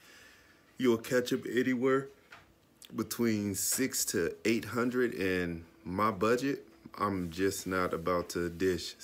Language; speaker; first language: English; native; English